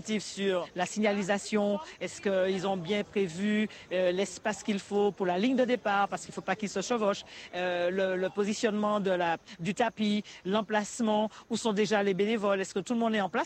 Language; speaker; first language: French; native; French